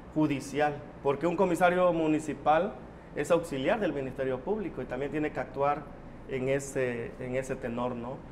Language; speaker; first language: Spanish; native; Spanish